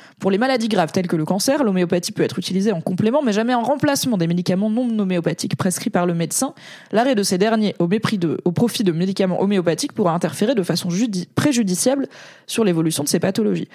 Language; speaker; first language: French; native; French